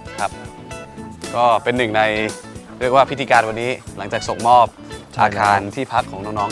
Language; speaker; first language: Thai; native; Thai